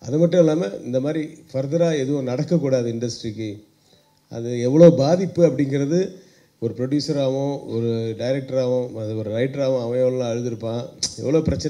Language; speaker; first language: Tamil; native; Tamil